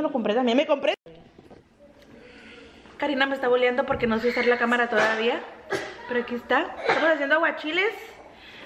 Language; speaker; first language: Spanish; native; Spanish